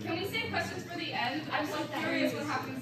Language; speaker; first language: English; native; English